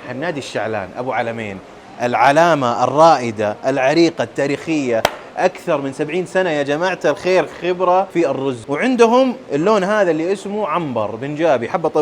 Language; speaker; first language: Arabic; native; Arabic